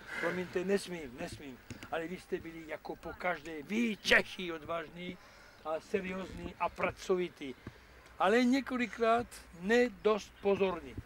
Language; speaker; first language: Czech; non-native, fluent; French